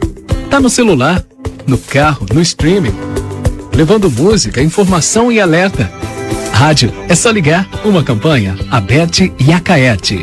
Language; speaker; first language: Portuguese; native; Portuguese